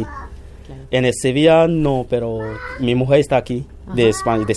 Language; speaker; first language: Spanish; non-native, fluent; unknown